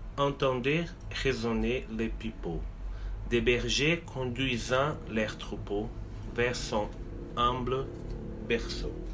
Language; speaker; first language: French; non-native, fluent; Portuguese